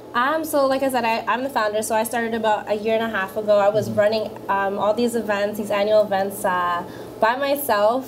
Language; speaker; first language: English; early bilingual, other home language; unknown